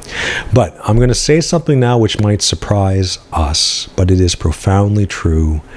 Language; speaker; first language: English; native; English